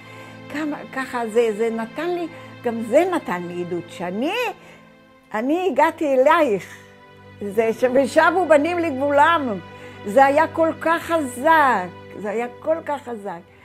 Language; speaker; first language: Hebrew; early bilingual, other home language; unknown